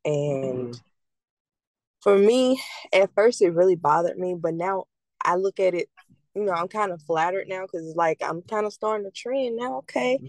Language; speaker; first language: English; native; English